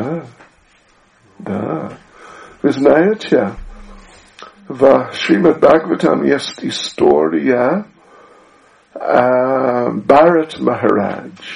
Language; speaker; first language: Russian; non-native, learner; English